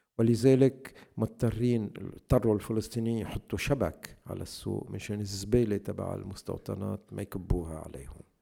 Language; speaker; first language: Arabic; native; Arabic